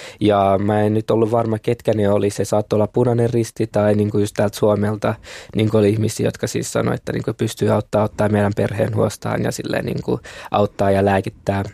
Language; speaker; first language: Finnish; early bilingual, other home language; Kinyarwanda